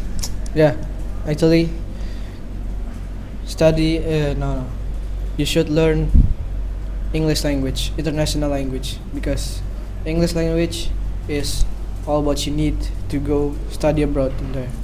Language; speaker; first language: English; non-native, learner; Indonesian